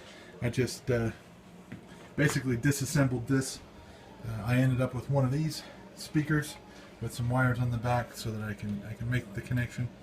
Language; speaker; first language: English; native; English